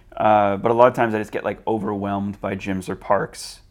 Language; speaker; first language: English; native; English